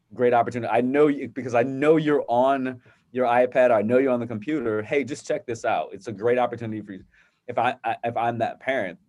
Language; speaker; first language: English; native; English